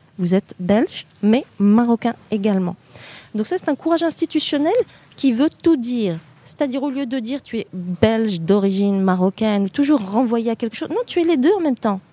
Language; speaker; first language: French; native; French